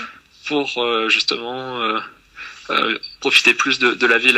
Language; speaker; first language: French; native; French